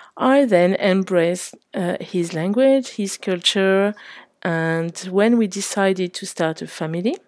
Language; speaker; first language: English; non-native, fluent; French